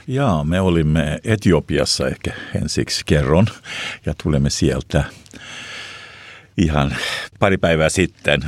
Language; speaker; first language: Finnish; non-native, local second language; Swedish